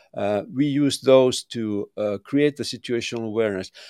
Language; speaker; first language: English; non-native, fluent; Finnish